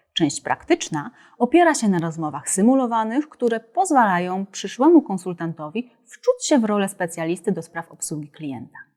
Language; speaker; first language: Polish; native; Polish